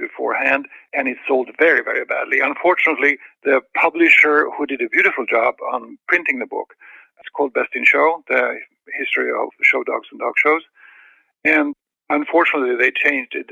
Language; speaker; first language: English; non-native, fluent; Swedish